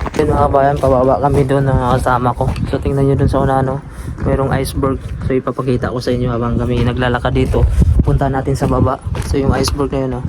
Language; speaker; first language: Filipino; native; Filipino